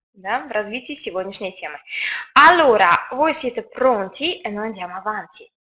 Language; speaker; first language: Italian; non-native, fluent; Russian